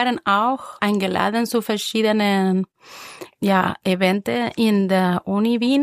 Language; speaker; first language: German; non-native, fluent; Spanish